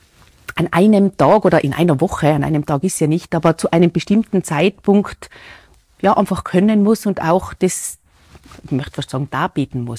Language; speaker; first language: German; native; German